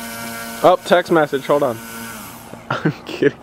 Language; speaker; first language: English; native; English